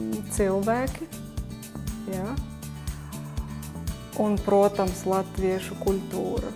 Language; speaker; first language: Latvian; non-native, learner; Russian